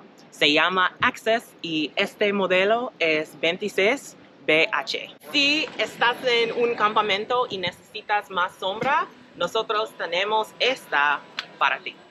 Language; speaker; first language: Spanish; non-native, fluent; English